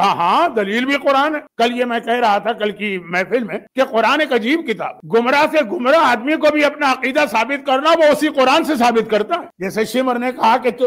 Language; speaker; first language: Urdu; native; Urdu